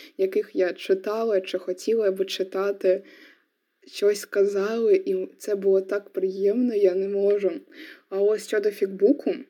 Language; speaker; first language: Ukrainian; non-native, local second language; Russian